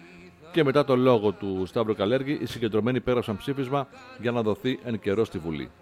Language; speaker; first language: Greek; native; Greek